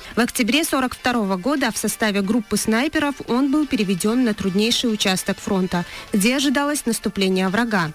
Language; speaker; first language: Russian; non-native, local second language; Chechen